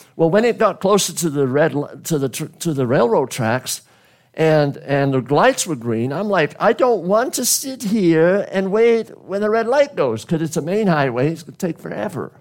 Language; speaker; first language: English; native; English